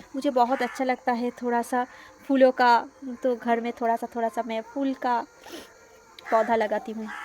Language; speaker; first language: Hindi; non-native, local second language; Bangla